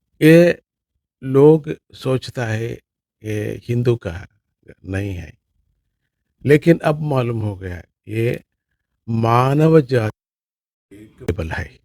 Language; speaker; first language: Hindi; non-native, local second language; Kannada